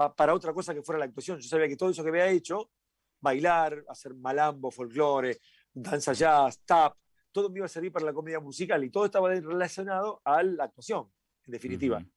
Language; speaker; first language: Spanish; native; Spanish